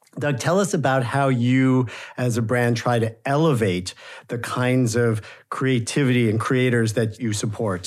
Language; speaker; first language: English; native; English